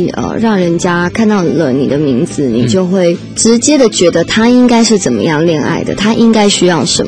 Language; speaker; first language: Chinese; native; Chinese